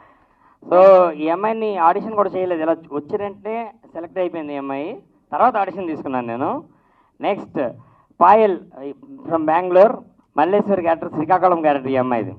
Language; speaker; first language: Telugu; native; Telugu